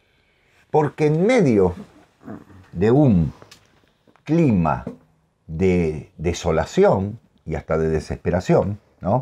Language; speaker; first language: Spanish; native; Spanish